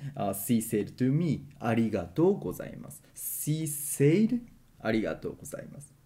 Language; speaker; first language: English; non-native, learner; Japanese